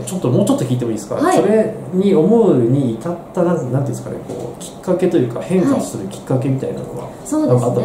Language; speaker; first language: Japanese; native; Japanese